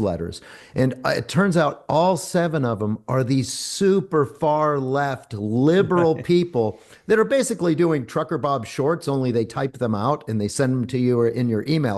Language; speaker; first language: English; native; English